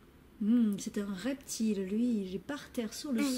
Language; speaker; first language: French; native; French